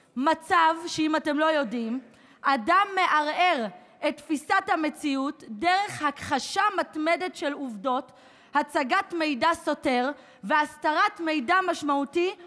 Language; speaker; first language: Hebrew; native; Hebrew